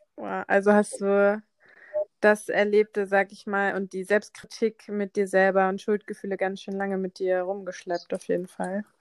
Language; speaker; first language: German; native; German